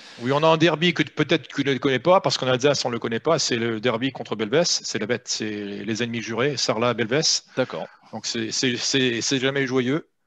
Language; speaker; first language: French; native; French